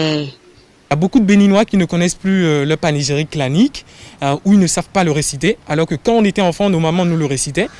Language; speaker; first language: French; non-native, local second language; Fon